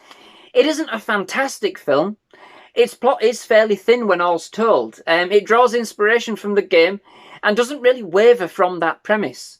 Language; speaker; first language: English; native; English